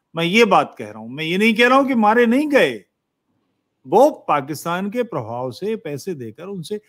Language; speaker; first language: Hindi; native; Hindi